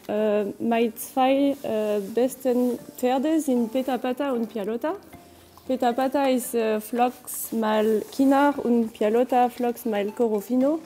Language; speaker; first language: German; non-native, learner; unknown